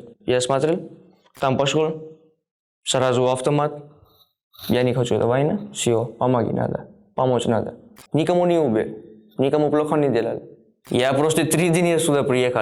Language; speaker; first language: Russian; non-native, learner; Gujarati